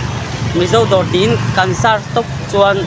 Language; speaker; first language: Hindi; non-native, local second language; Mizo